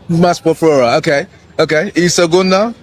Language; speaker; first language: Portuguese; non-native, learner; English